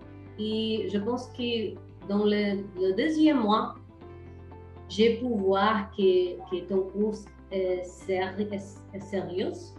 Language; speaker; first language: French; non-native, learner; Portuguese